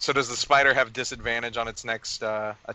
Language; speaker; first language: English; native; English